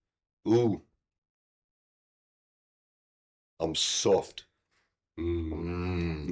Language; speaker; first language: English; native; English